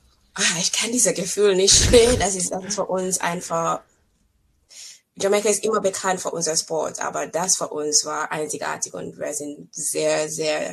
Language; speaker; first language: German; non-native, learner; English